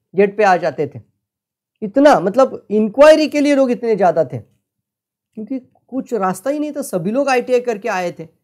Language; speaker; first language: Hindi; non-native, local second language; Marathi